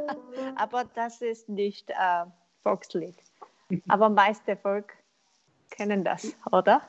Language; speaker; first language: German; non-native, learner; Korean